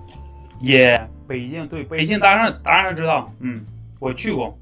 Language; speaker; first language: Chinese; non-native, fluent; Russian